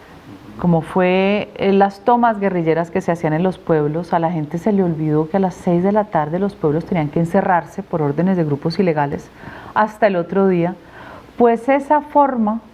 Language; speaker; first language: Spanish; native; Spanish